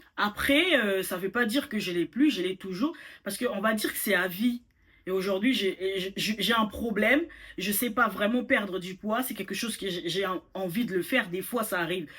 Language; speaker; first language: French; non-native, local second language; Lingala